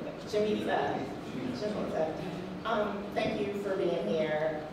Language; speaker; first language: English; native; English